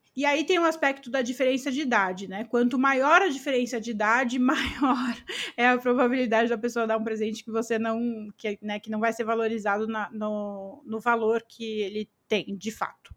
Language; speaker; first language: Portuguese; native; Portuguese